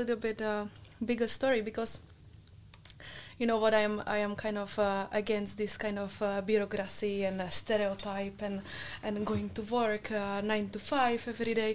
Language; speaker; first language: English; non-native, fluent; Czech